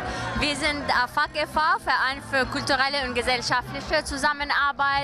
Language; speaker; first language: German; non-native, fluent; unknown